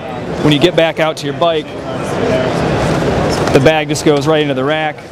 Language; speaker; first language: English; native; English